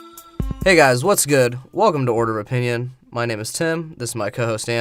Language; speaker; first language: English; native; English